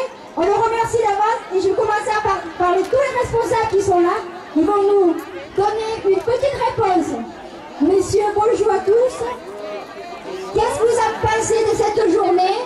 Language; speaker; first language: French; native; French